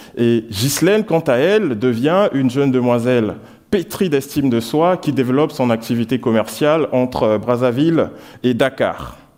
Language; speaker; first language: French; non-native, local second language; Lingala